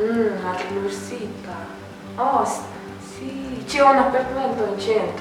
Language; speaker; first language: Italian; non-native, learner; Mongolian